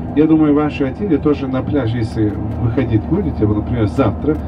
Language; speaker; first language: Russian; non-native, fluent; Turkish